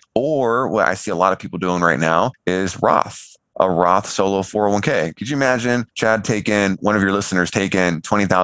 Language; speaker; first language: English; native; English